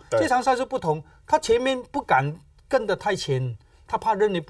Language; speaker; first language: Chinese; native; Chinese